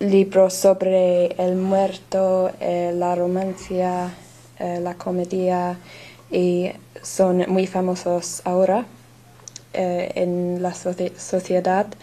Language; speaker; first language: Spanish; non-native, learner; English